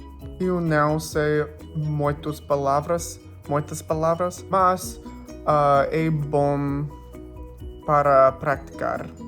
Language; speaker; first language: Portuguese; non-native, learner; English